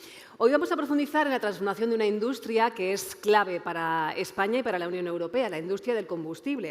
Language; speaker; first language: Spanish; native; Spanish